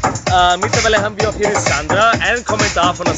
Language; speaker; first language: German; native; German